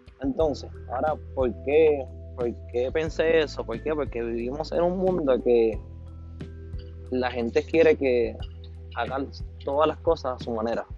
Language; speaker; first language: Spanish; native; Spanish